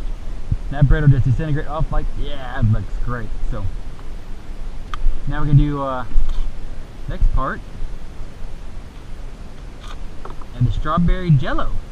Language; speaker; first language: English; native; English